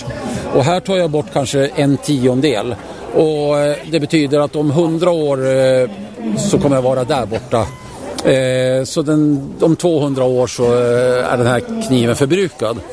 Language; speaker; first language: Swedish; native; Swedish